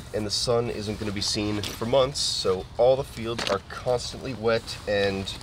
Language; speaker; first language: English; native; English